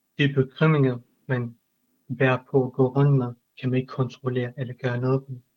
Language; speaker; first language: Danish; non-native, fluent; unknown